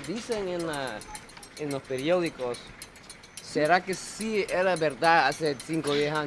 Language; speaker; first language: Spanish; non-native, fluent; Japanese